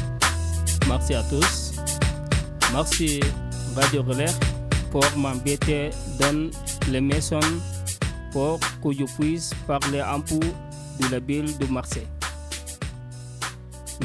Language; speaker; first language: French; non-native, learner; Portuguese